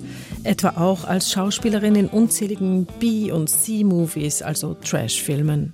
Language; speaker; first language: German; native; German